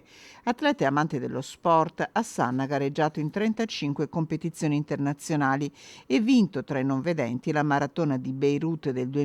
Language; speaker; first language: Italian; native; Italian